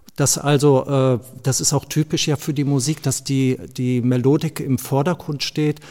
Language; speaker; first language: German; non-native, fluent; Slovenian